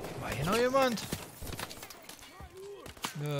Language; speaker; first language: German; native; German